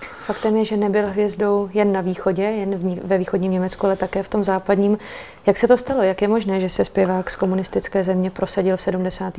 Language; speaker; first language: Czech; native; Czech